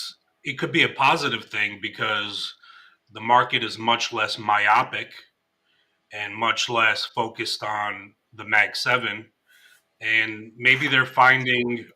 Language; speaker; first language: English; native; English